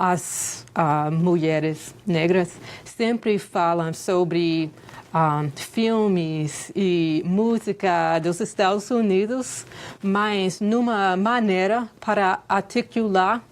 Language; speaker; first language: Portuguese; non-native, fluent; English